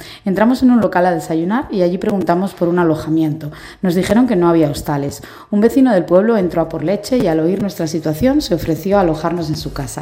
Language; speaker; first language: Spanish; native; Spanish